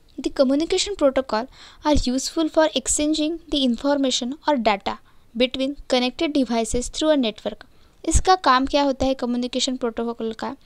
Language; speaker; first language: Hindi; non-native, local second language; Marathi